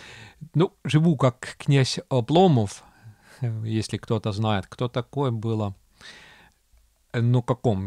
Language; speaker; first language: Russian; non-native, local second language; Estonian